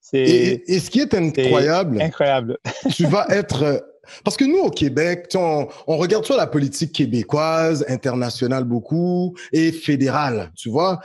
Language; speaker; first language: French; native; French